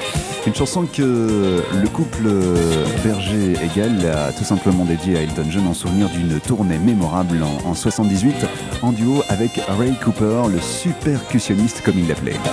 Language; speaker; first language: French; native; French